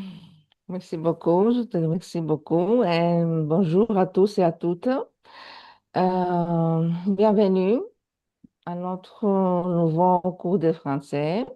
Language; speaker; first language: French; non-native, fluent; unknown